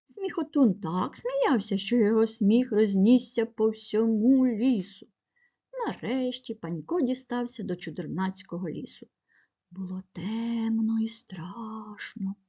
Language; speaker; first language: Ukrainian; native; Ukrainian